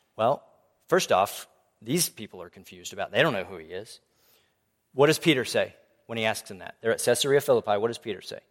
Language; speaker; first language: English; native; English